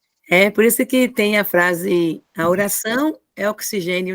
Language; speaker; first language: Portuguese; native; Portuguese